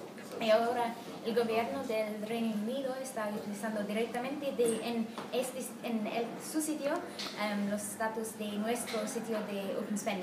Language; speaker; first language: Spanish; non-native, fluent; English